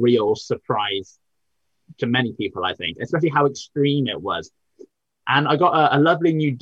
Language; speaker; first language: English; native; English